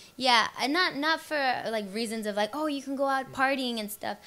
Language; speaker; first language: English; early bilingual, other home language; Spanish